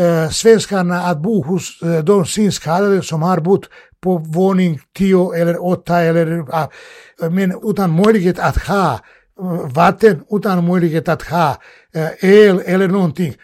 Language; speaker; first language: Swedish; non-native, fluent; Bosnian